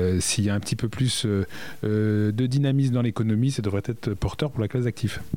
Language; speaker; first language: French; native; French